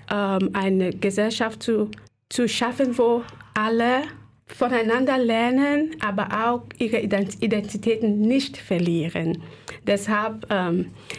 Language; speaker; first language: German; non-native, fluent; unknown